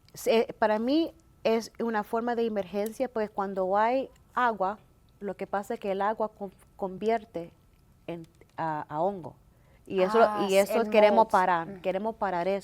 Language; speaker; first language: Spanish; early bilingual, heritage; Spanish